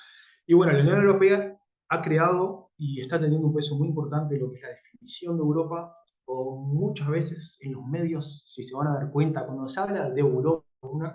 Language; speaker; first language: Spanish; native; Spanish